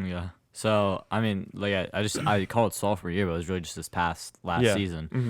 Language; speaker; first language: English; native; English